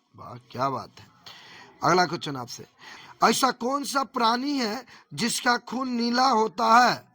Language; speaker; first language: Hindi; native; Hindi